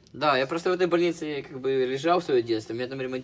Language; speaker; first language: Russian; native; Russian